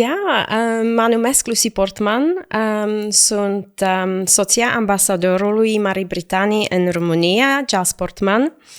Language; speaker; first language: Romanian; non-native, learner; English